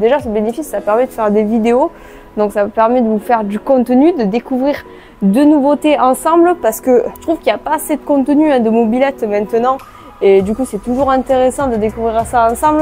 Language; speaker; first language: French; native; French